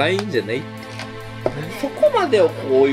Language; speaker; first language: Japanese; native; Japanese